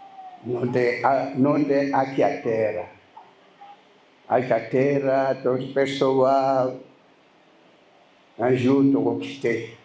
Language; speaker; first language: Portuguese; non-native, learner; Lingala